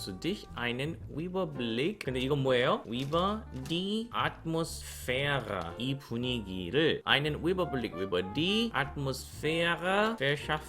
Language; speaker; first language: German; non-native, fluent; Korean